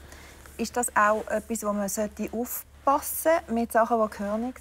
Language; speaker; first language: German; native; German